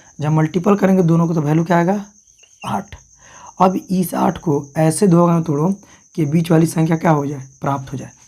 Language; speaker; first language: Hindi; native; Hindi